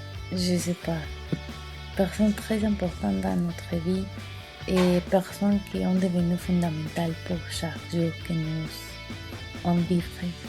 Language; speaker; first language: French; non-native, learner; Spanish